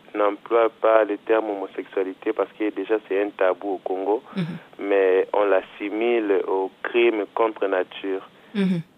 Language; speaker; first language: French; non-native, local second language; Lingala